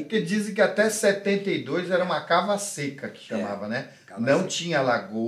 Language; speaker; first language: Portuguese; native; Portuguese